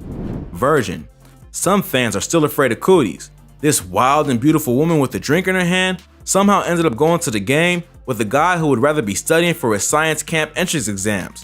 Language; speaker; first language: English; native; English